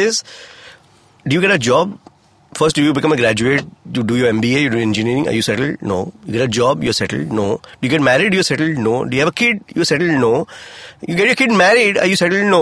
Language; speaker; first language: English; non-native, local second language; Hindi